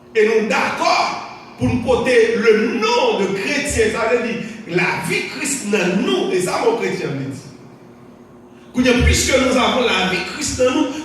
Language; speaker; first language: French; non-native, local second language; Haitian Creole